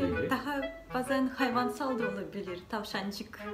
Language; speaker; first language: Turkish; non-native, fluent; Russian